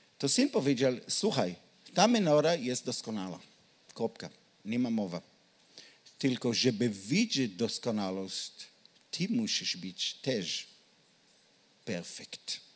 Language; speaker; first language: Polish; non-native, learner; Hebrew